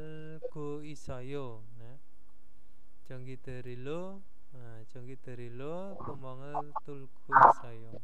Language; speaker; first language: Korean; non-native, fluent; Indonesian